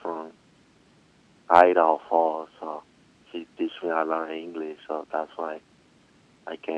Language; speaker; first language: English; non-native, learner; Spanish